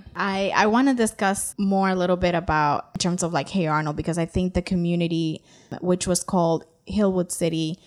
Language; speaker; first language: English; native; English